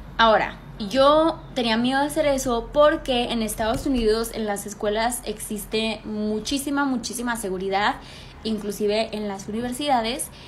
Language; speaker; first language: Spanish; early bilingual, heritage; Spanish